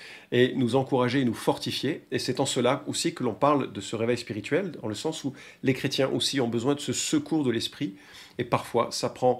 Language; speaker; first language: French; native; French